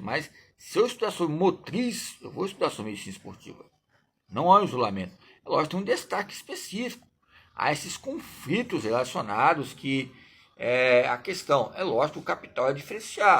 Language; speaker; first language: Portuguese; native; Portuguese